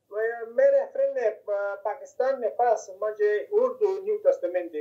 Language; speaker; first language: Hindi; non-native, fluent; Persian